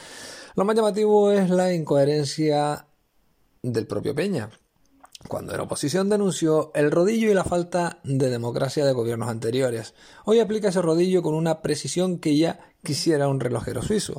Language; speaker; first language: Spanish; native; Spanish